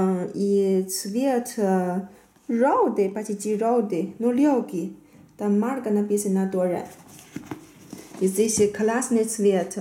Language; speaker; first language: Russian; non-native, learner; Chinese